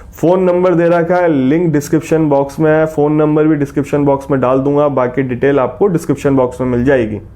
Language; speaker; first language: Hindi; native; Hindi